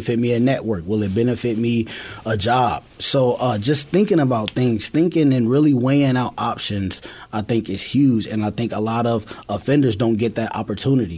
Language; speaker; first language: English; native; English